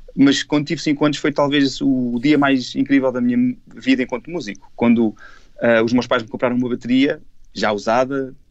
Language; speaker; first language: Portuguese; native; Portuguese